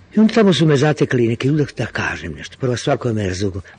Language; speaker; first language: Croatian; native; Croatian